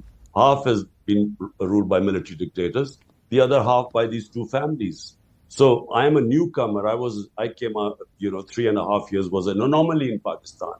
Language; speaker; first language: English; non-native, local second language; Urdu